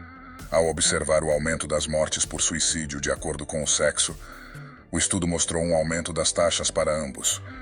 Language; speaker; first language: Portuguese; native; Portuguese